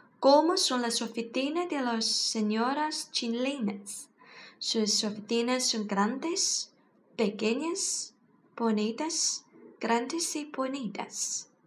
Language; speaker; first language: Spanish; non-native, learner; Chinese